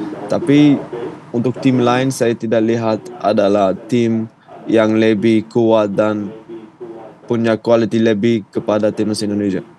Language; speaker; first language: Indonesian; non-native, fluent; Dutch